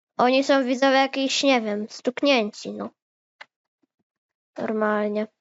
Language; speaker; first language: Polish; native; Polish